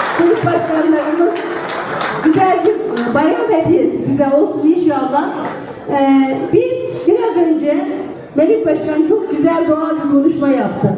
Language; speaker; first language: Turkish; native; Turkish